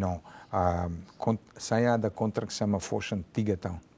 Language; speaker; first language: Indonesian; non-native, fluent; Serbian